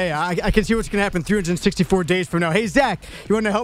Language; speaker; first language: English; native; English